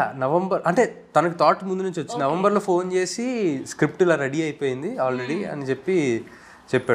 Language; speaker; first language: Telugu; native; Telugu